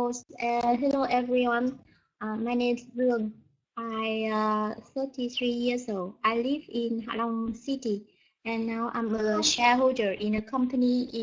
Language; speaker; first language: English; non-native, learner; Vietnamese